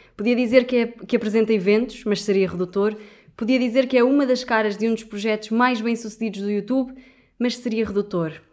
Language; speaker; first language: Portuguese; native; Portuguese